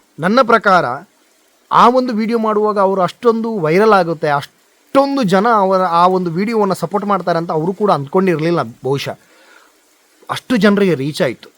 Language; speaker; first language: Kannada; non-native, local second language; Konkani